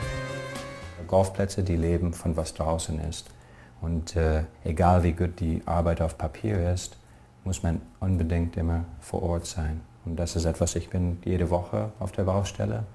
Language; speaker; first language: German; non-native, fluent; English